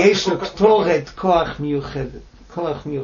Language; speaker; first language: Hebrew; non-native, fluent; English